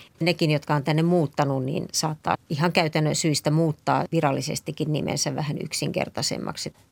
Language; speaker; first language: Finnish; native; Finnish